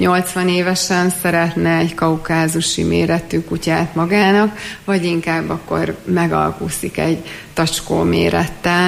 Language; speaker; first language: Hungarian; native; Hungarian